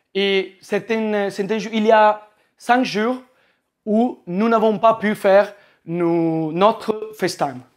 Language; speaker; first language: French; non-native, learner; Italian